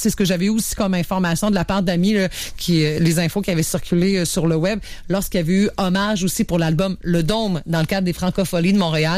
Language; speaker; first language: French; native; French